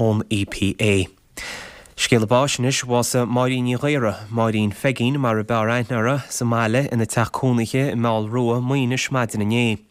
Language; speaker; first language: Irish; native; Irish